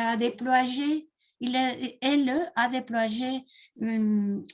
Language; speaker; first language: French; non-native, learner; Spanish